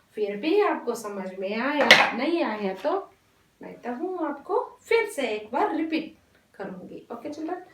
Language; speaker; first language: Hindi; non-native, local second language; Kannada